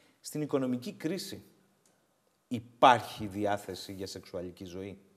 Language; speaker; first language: Greek; native; Greek